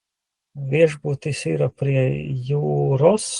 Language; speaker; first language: Lithuanian; non-native, learner; Latvian